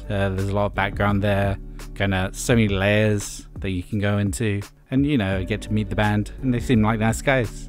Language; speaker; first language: English; native; English